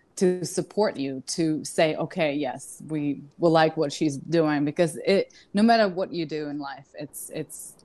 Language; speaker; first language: English; non-native, fluent; Russian